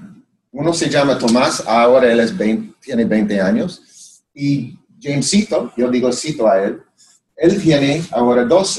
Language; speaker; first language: Spanish; non-native, fluent; English